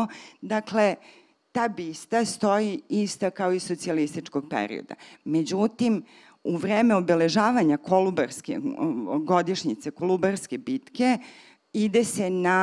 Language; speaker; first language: Serbian; native; Serbian